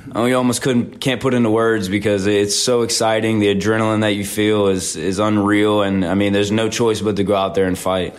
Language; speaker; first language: English; native; English